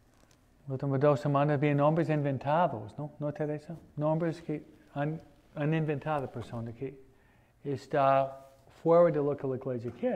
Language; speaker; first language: Spanish; non-native, fluent; English